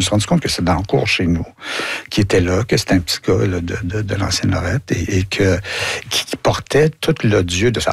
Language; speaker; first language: French; native; French